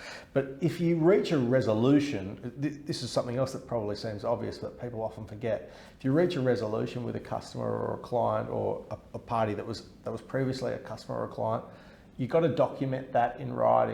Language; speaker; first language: English; native; English